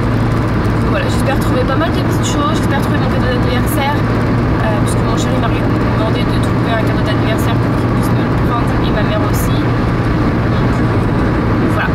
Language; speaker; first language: French; native; French